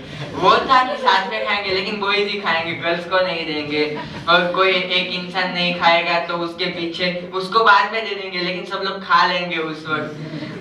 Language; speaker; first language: Hindi; native; Hindi